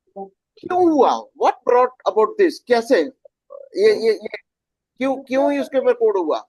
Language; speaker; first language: Hindi; native; Hindi